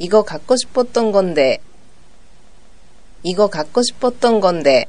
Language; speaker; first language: Korean; non-native, fluent; Japanese